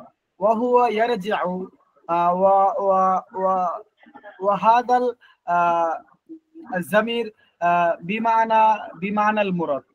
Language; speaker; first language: Arabic; non-native, learner; Bangla